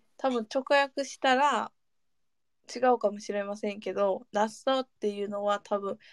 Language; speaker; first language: Japanese; non-native, fluent; Korean